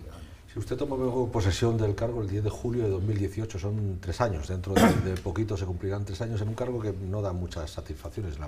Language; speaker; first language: Spanish; native; Spanish